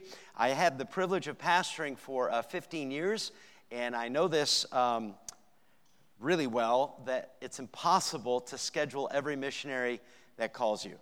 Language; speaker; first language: English; native; English